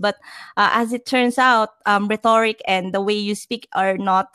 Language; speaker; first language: English; non-native, local second language; Filipino